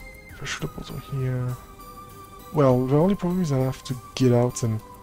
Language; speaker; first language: English; non-native, fluent; French